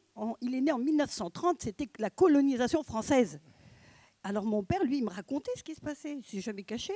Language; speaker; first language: French; native; French